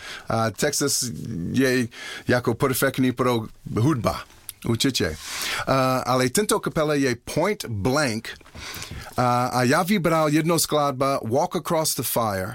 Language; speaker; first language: Czech; non-native, learner; English